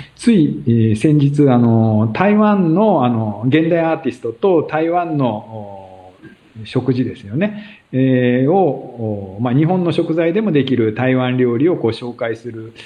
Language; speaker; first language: Japanese; native; Japanese